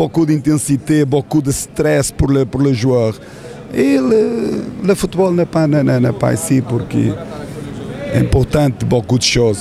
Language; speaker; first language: French; non-native, learner; Portuguese